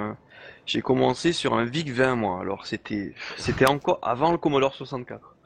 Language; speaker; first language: French; native; French